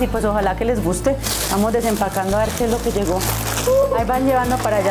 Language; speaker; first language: Spanish; native; Spanish